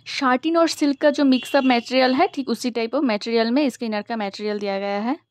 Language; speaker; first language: Hindi; non-native, local second language; Bangla